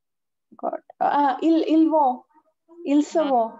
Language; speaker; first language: French; non-native, learner; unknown